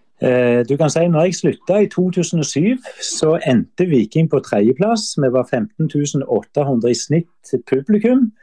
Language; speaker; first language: Norwegian; native; Norwegian